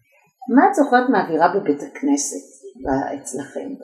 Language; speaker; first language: Hebrew; native; Hebrew